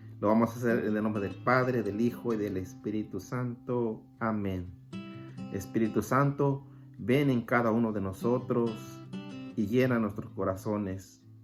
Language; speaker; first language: Spanish; native; Spanish